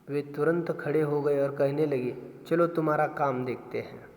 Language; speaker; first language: Hindi; non-native, local second language; Marathi